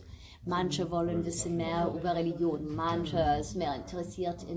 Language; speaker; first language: German; non-native, fluent; English